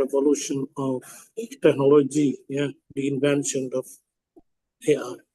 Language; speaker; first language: English; non-native, fluent; Indonesian